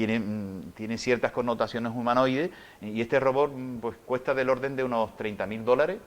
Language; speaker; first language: Spanish; native; Spanish